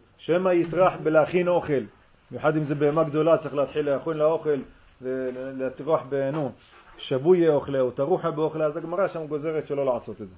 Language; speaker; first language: Hebrew; native; Hebrew